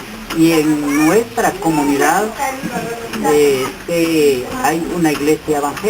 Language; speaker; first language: Spanish; non-native, local second language; Kʼicheʼ